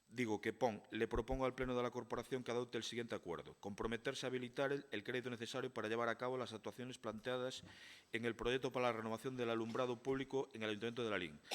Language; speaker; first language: Spanish; non-native, local second language; Galician